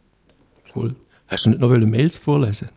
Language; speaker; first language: German; native; German